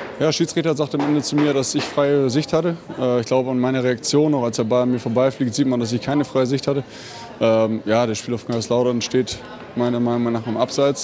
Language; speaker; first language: German; native; German